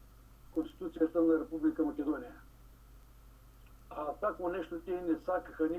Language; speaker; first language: Macedonian; early bilingual, heritage; Macedonian